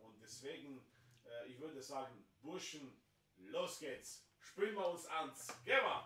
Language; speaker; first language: German; non-native, fluent; Slovenian